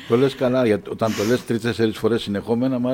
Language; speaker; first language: Greek; native; Greek